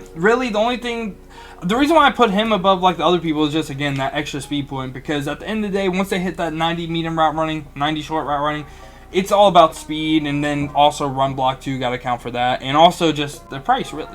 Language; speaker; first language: English; native; English